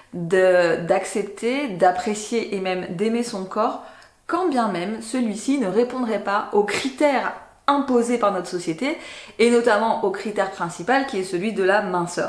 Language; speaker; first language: French; native; French